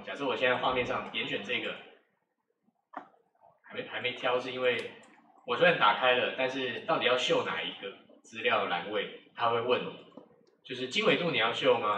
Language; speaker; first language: Chinese; native; Chinese